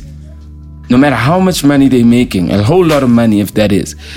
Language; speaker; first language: English; non-native, local second language; Zulu